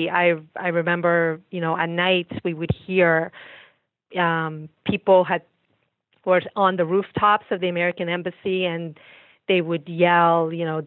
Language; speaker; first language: English; early bilingual, other home language; Persian